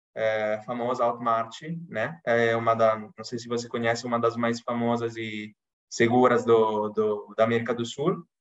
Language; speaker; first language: Portuguese; non-native, fluent; Italian